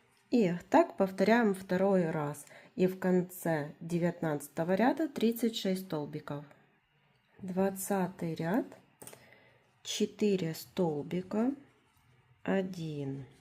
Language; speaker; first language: Russian; native; Russian